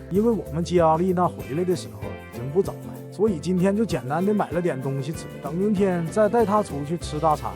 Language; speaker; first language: Chinese; native; Chinese